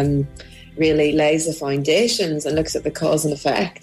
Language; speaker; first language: English; native; English